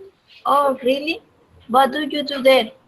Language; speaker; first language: English; non-native, learner; Spanish